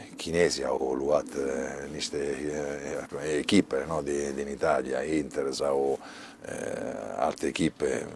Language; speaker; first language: Romanian; non-native, fluent; Italian